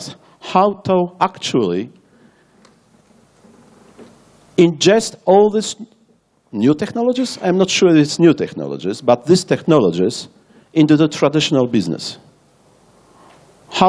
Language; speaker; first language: English; non-native, fluent; Polish